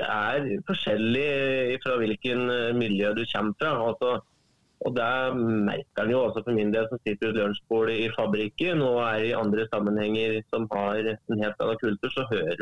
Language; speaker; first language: Norwegian; native; Norwegian